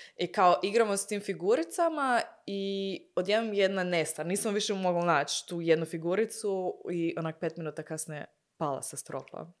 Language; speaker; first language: Croatian; early bilingual, heritage; Croatian